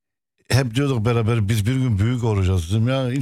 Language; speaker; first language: Turkish; non-native, fluent; Arabic